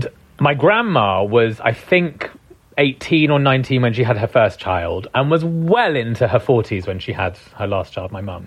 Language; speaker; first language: English; non-native, local second language; Punjabi